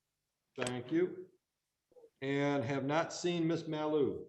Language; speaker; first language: English; native; English